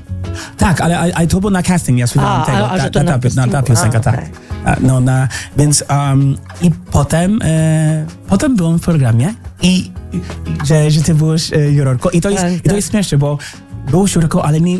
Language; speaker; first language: Polish; non-native, learner; English